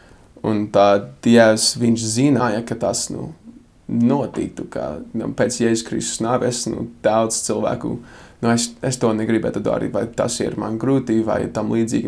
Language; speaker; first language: Latvian; non-native, fluent; English